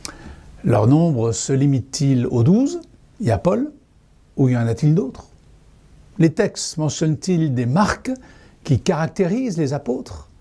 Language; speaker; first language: French; native; French